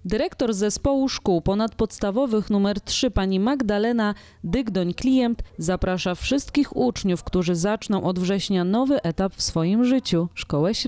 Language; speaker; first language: Polish; native; Polish